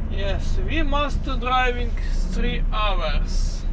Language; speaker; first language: English; non-native, learner; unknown